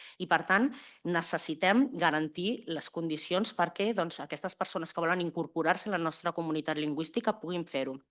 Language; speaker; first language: Catalan; native; Catalan